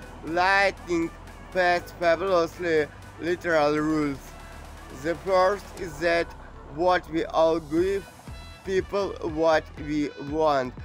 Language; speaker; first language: English; non-native, learner; Ukrainian